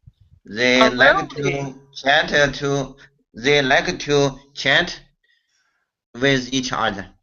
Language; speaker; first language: English; non-native, learner; Chinese